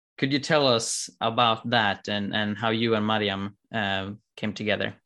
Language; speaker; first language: English; non-native, fluent; Swedish